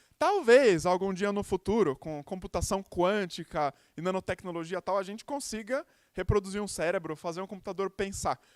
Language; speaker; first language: Portuguese; native; Portuguese